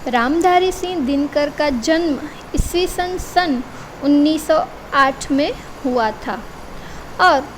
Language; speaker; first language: Hindi; non-native, local second language; Gujarati